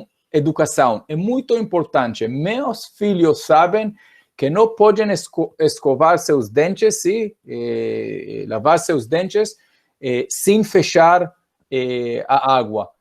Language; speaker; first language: Portuguese; non-native, fluent; Hebrew